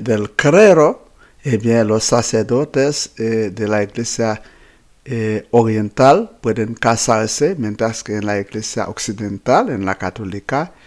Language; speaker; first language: Spanish; non-native, fluent; Haitian Creole